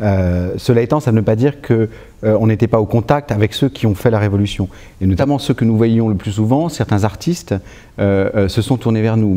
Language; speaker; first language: French; native; French